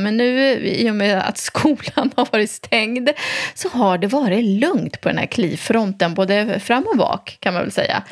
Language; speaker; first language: Swedish; native; Swedish